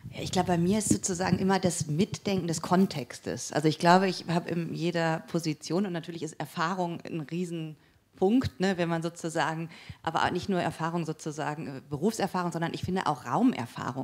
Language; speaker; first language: German; native; German